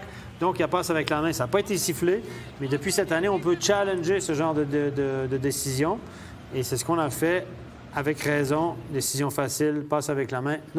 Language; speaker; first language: French; native; French